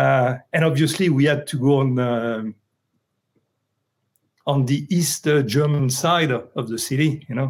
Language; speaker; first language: English; non-native, fluent; French